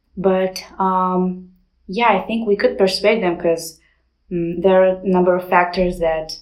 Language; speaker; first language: English; non-native, fluent; Romanian